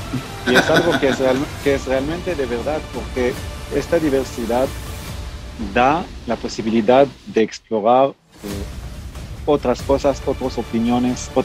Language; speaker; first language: Spanish; non-native, fluent; Hebrew